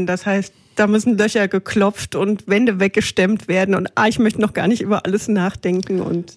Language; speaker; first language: German; native; German